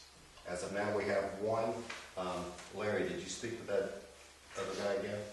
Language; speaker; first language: English; native; English